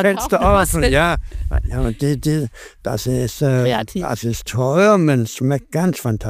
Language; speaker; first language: German; non-native, learner; Danish